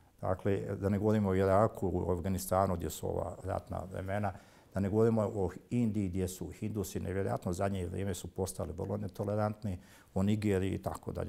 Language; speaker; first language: Serbian; native; Serbian